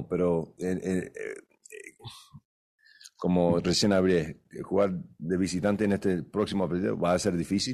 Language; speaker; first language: Spanish; early bilingual, heritage; Spanish